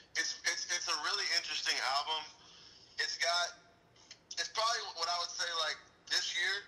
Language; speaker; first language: English; native; English